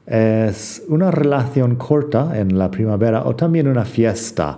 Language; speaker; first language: Spanish; non-native, fluent; English